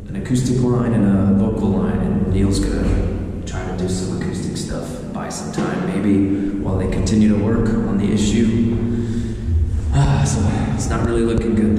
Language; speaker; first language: English; native; English